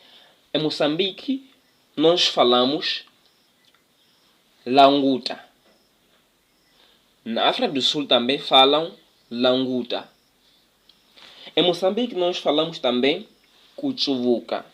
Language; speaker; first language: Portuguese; non-native, local second language; Tsonga